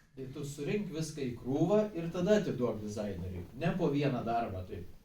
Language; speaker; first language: Lithuanian; native; Lithuanian